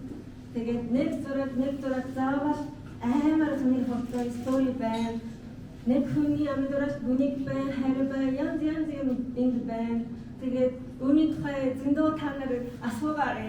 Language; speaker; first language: Mongolian; non-native, learner; Japanese